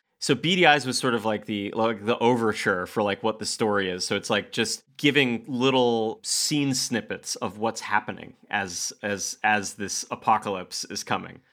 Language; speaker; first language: English; native; English